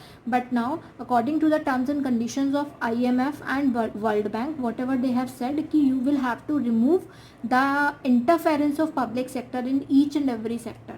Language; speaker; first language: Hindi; native; Hindi